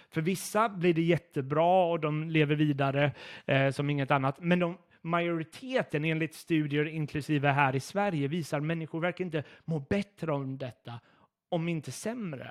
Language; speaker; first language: Swedish; non-native, fluent; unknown